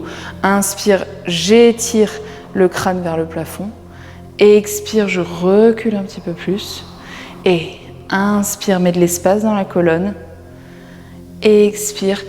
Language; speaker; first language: French; native; French